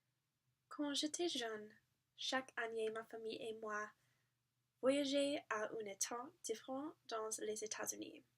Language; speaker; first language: French; non-native, learner; English